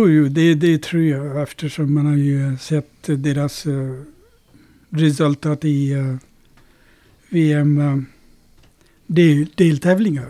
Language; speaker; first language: Swedish; non-native, fluent; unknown